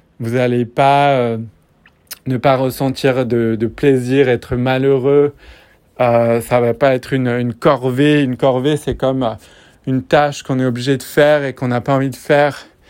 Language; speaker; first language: French; native; French